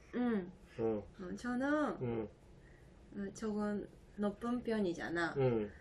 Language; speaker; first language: Korean; non-native, learner; Japanese